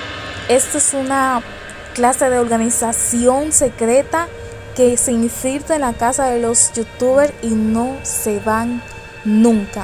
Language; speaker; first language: Spanish; native; Spanish